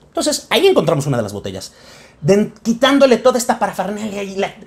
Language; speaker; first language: Spanish; native; Spanish